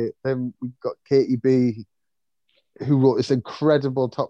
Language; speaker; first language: English; native; English